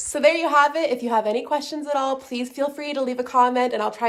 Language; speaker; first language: English; native; English